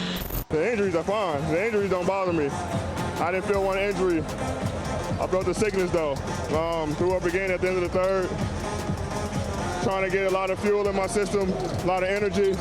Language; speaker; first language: English; native; English